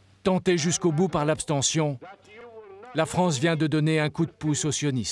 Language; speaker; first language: French; native; French